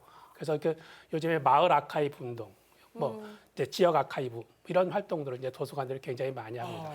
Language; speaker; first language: Korean; native; Korean